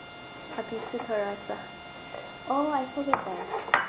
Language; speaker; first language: Hindi; non-native, local second language; Tibetan